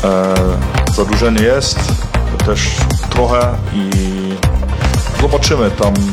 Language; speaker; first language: Polish; early bilingual, heritage; German